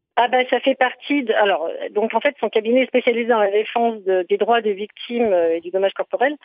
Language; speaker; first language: French; native; French